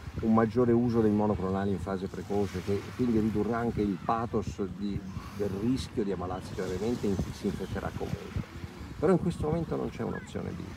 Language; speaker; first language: Italian; native; Italian